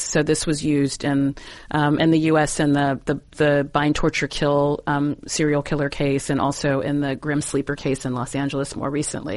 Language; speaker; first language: English; native; English